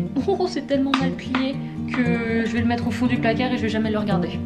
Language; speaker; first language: French; native; French